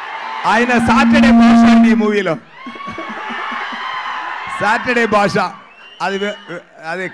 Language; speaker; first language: Telugu; non-native, local second language; Tamil